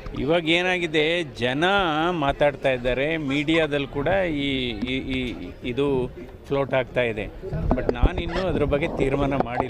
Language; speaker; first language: Kannada; native; Kannada